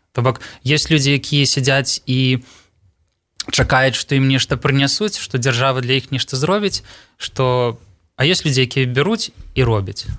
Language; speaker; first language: Belarusian; non-native, local second language; Russian